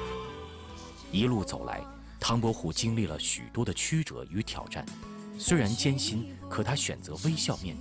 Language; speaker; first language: Chinese; native; Chinese